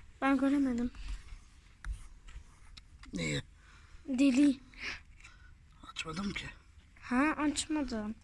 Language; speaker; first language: Turkish; early bilingual, heritage; Turkish